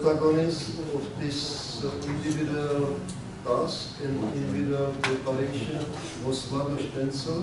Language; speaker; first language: English; non-native, learner; Czech